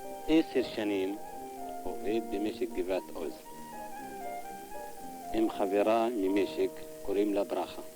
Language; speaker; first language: Hebrew; non-native, local second language; Arabic